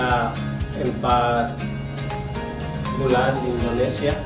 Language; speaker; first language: Indonesian; non-native, learner; Spanish